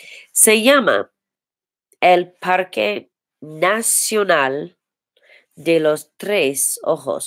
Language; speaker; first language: Spanish; non-native, learner; English